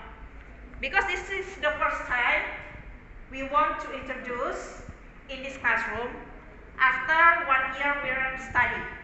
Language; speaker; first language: English; non-native, learner; Indonesian